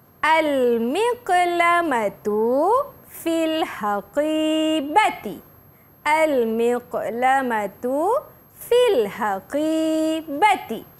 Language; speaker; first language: Arabic; non-native, learner; Malay